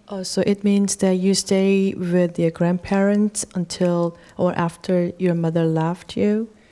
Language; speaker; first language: English; non-native, fluent; Korean